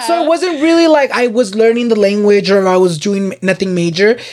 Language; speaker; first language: English; early bilingual, other home language; Spanish